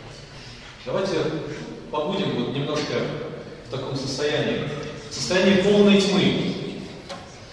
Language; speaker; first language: Russian; native; Russian